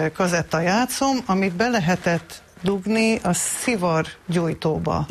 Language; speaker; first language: Hungarian; early bilingual, heritage; Hungarian